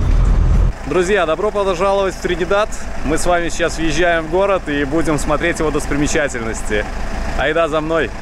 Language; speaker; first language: Russian; native; Russian